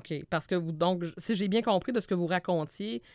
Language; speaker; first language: French; native; French